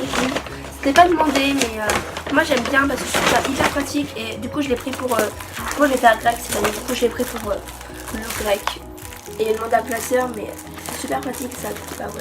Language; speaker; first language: French; native; French